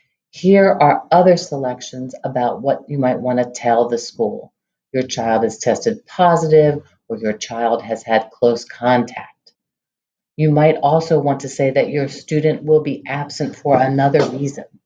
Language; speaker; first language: English; native; English